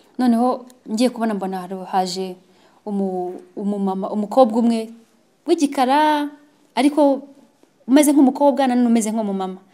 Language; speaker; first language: Kinyarwanda; native; Kinyarwanda